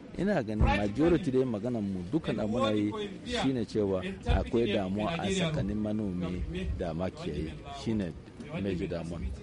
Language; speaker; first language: Hausa; non-native, local second language; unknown